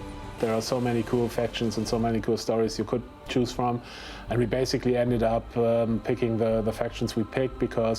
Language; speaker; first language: English; non-native, fluent; German